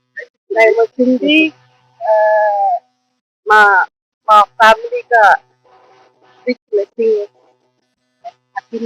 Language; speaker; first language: Telugu; non-native, learner; Tamil